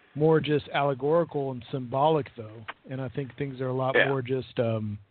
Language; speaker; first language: English; native; English